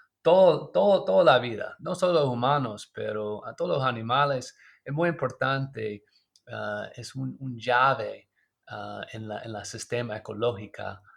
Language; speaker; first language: Spanish; non-native, learner; English